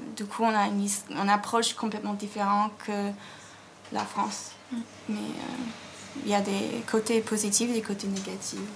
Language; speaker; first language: French; non-native, fluent; English